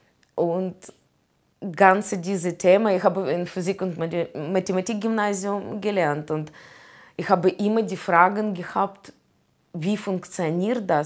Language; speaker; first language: German; non-native, learner; Russian